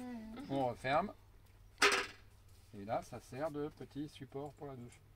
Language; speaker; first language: French; native; French